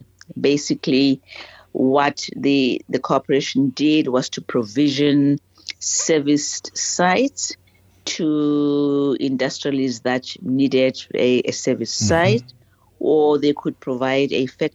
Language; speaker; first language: English; non-native, local second language; Southern Sotho